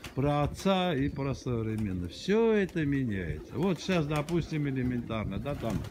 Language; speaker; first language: Russian; non-native, local second language; Armenian